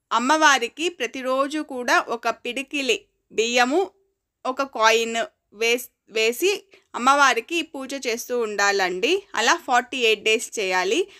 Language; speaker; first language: Telugu; non-native, local second language; Kannada